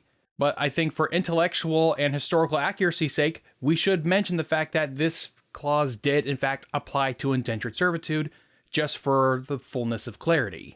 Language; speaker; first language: English; native; English